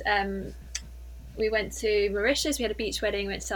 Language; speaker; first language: English; native; English